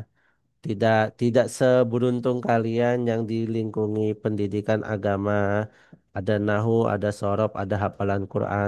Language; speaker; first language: Indonesian; non-native, fluent; Banjar